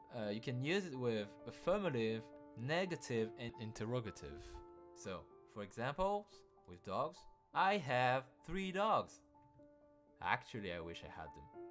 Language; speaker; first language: English; non-native, fluent; French